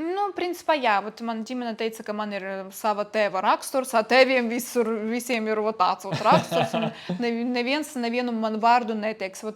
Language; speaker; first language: Latvian; non-native, local second language; Russian